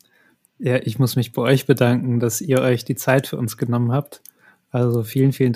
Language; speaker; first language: German; native; German